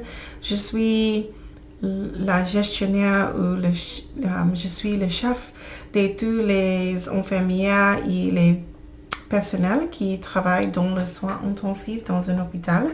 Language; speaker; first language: French; non-native, learner; English